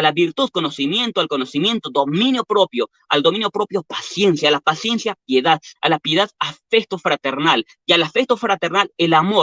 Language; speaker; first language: Spanish; native; Spanish